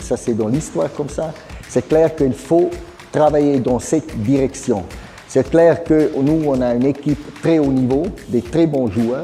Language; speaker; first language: French; non-native, fluent; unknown